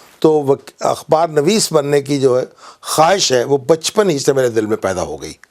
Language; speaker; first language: Urdu; non-native, local second language; Punjabi